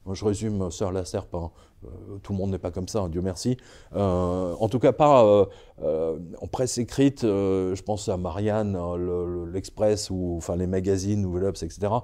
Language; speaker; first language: French; early bilingual, other home language; Serbian